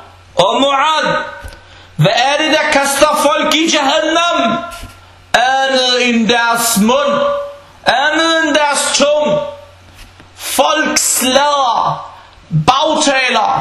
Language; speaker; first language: Danish; non-native, fluent; Arabic